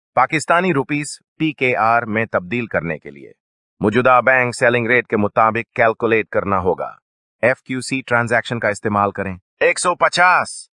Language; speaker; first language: Urdu; native; Urdu